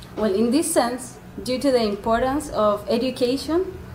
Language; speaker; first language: English; non-native, fluent; Spanish